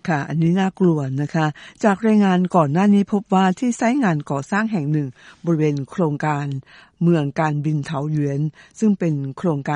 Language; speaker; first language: Thai; native; Thai